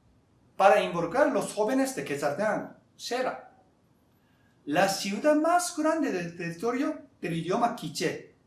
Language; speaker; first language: Spanish; non-native, fluent; Japanese